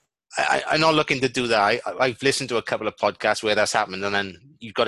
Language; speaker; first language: English; native; English